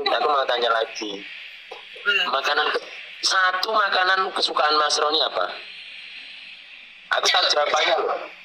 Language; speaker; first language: Indonesian; native; Indonesian